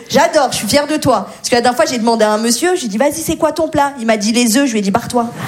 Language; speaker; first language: French; native; French